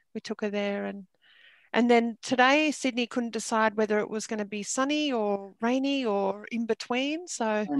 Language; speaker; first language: English; native; English